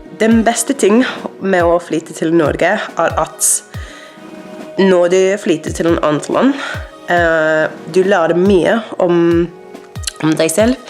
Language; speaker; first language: Norwegian; non-native, learner; English